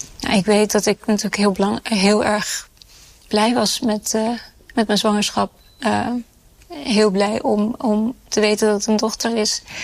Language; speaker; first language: Dutch; early bilingual, other home language; Urdu